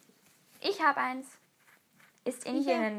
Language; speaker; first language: German; native; German